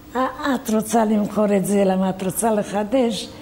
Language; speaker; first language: Hebrew; non-native, fluent; Romanian